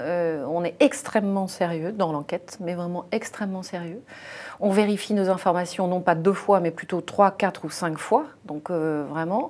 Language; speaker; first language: French; native; French